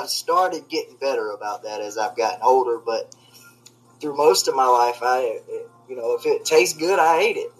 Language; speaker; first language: English; native; English